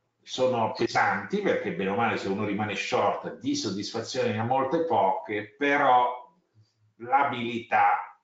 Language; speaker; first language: Italian; native; Italian